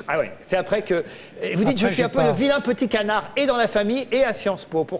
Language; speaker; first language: French; native; French